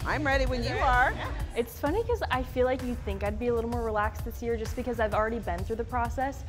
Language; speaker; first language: English; native; English